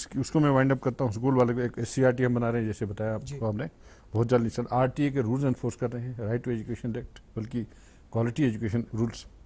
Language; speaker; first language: Urdu; non-native, local second language; Kashmiri